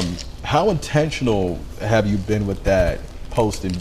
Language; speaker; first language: English; native; English